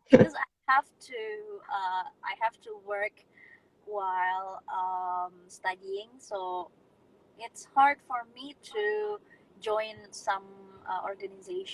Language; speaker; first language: English; non-native, fluent; Indonesian